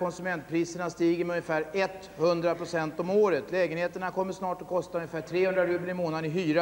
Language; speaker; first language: Swedish; native; Swedish